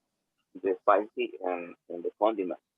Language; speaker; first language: English; non-native, learner; Spanish